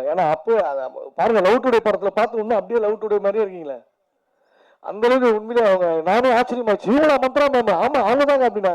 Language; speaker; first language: Tamil; native; Tamil